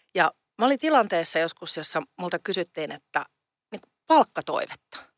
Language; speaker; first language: Finnish; native; Finnish